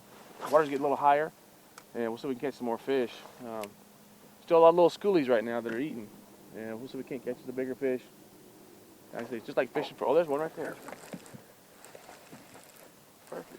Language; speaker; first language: English; native; English